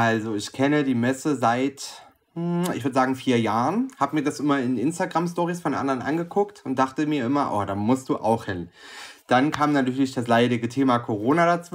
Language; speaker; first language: German; native; German